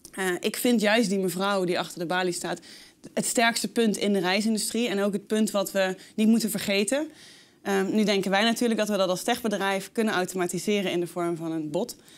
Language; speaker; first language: Dutch; native; Dutch